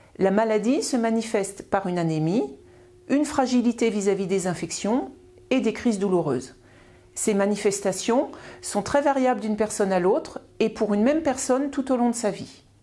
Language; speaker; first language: French; native; French